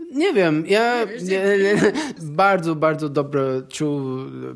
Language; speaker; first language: Polish; non-native, learner; Portuguese